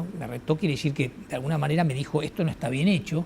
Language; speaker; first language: Spanish; native; Spanish